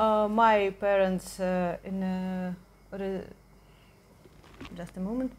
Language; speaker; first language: English; non-native, learner; Russian